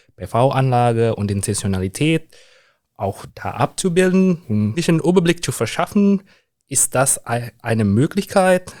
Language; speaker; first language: German; non-native, fluent; Indonesian